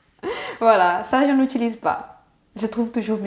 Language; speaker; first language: French; non-native, fluent; Portuguese